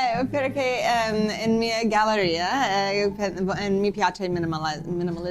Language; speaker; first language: Italian; non-native, learner; English